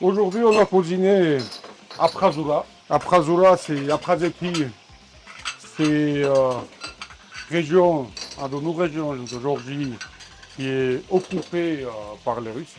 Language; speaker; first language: French; non-native, learner; Georgian